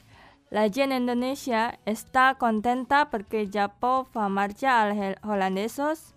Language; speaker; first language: Catalan; non-native, learner; Indonesian